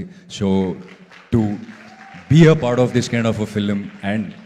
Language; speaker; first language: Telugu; non-native, fluent; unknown